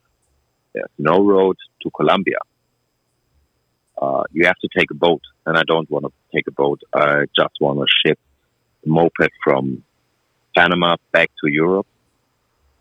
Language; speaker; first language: English; non-native, fluent; German